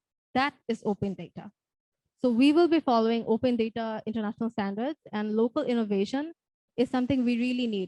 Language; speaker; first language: English; non-native, local second language; Bangla